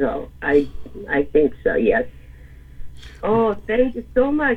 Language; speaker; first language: English; non-native, learner; Japanese